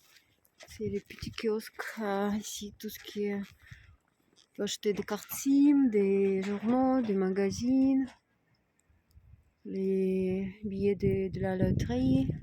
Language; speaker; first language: French; non-native, fluent; Russian